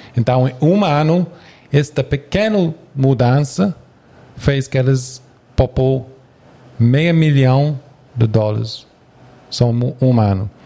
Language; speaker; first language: Portuguese; non-native, fluent; English